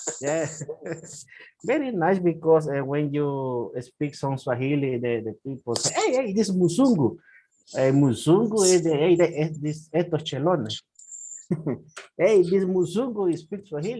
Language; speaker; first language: English; non-native, learner; Spanish